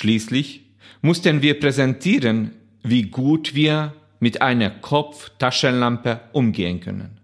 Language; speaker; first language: German; non-native, fluent; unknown